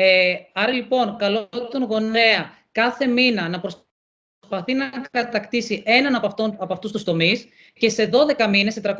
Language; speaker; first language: Greek; native; Greek